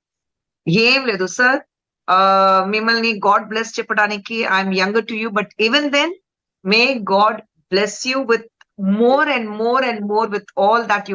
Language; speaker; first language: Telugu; non-native, fluent; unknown